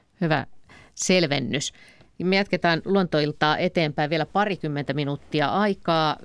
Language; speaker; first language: Finnish; native; Finnish